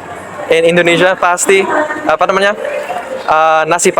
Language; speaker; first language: Indonesian; non-native, fluent; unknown